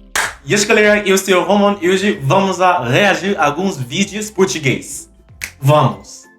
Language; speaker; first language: Portuguese; non-native, learner; English